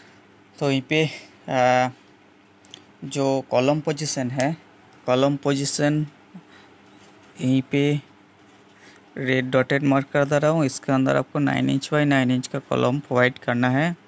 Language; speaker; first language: Hindi; non-native, local second language; Bangla